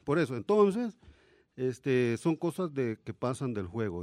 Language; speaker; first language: Spanish; native; Spanish